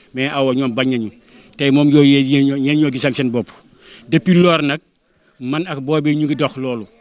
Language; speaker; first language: Wolof; non-native, local second language; Fula